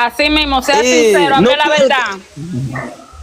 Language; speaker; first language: Spanish; native; Spanish